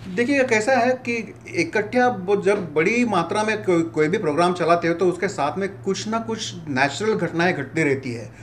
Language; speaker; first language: Hindi; non-native, local second language; Marathi